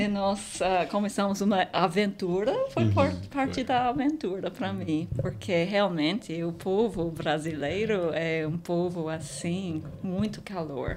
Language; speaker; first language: Portuguese; non-native, fluent; English